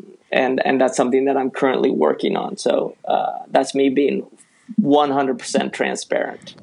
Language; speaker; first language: English; early bilingual, other home language; Spanish